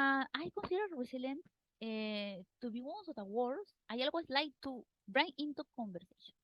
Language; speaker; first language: English; non-native, learner; Spanish